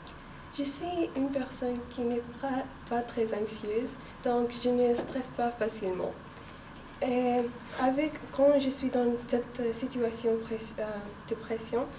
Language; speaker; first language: French; non-native, learner; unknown